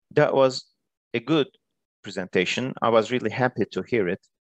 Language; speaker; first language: English; non-native, fluent; Turkish